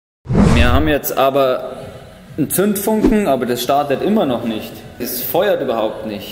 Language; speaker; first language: German; native; German